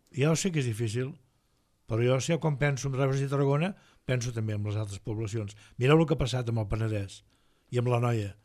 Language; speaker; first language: Catalan; native; Catalan